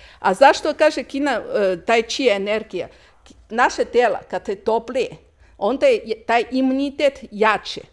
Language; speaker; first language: Croatian; non-native, learner; Chinese